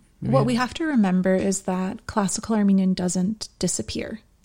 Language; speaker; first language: English; native; English